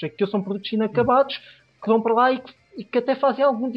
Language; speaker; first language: Portuguese; native; Portuguese